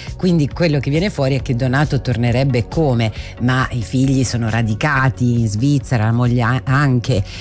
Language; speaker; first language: Italian; native; Italian